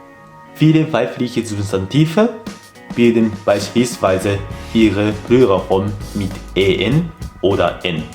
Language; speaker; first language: German; non-native, fluent; Japanese